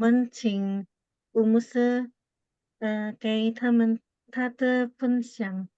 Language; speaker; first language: Chinese; non-native, learner; Indonesian